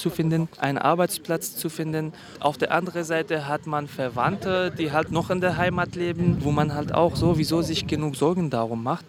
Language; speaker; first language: German; non-native, fluent; Kurdish